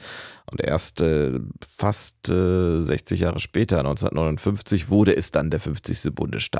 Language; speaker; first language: German; native; German